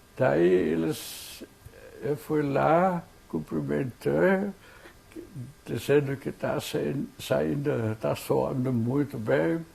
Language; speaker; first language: Portuguese; non-native, fluent; German